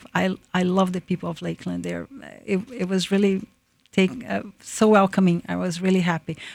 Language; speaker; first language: English; early bilingual, other home language; Portuguese